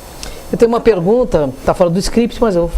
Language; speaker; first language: Portuguese; native; Portuguese